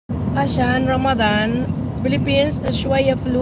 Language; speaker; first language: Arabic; non-native, learner; Hiligaynon